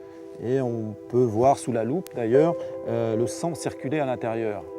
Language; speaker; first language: French; native; French